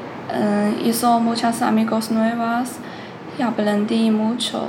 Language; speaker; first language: Spanish; non-native, learner; Chinese